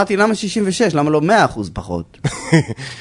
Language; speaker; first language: Hebrew; native; Hebrew